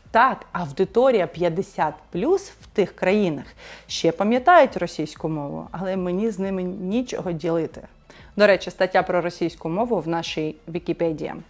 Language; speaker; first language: Ukrainian; non-native, local second language; Russian